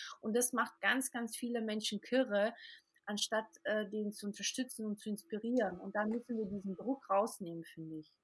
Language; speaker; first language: German; early bilingual, other home language; Portuguese